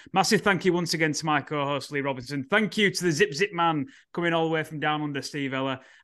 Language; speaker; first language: English; native; English